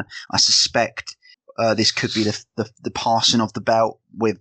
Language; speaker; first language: English; native; English